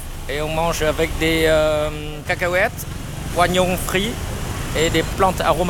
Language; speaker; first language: French; non-native, fluent; Vietnamese